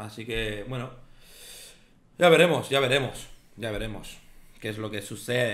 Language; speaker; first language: Spanish; native; Spanish